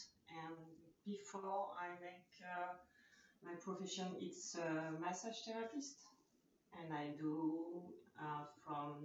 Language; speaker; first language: English; non-native, learner; French